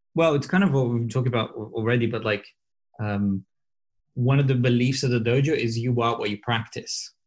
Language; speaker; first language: English; non-native, fluent; Portuguese